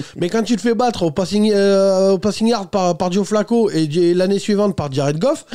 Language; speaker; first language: French; native; French